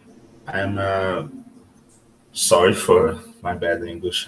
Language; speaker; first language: English; non-native, learner; Portuguese